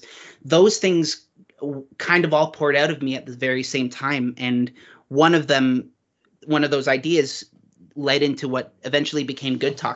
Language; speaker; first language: English; native; English